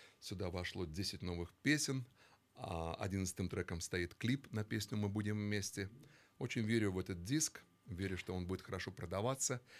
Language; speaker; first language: Russian; native; Russian